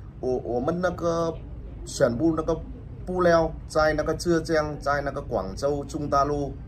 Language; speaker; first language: Chinese; non-native, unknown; Vietnamese